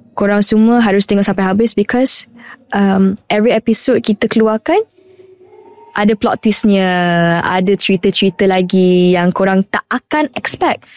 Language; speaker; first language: Malay; non-native, local second language; English